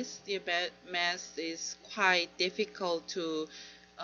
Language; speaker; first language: English; non-native, learner; Korean